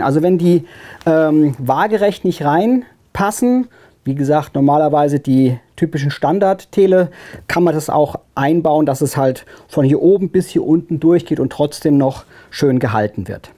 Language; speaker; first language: German; native; German